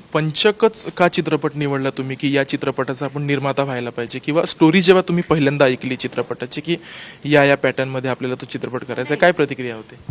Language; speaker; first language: Marathi; native; Marathi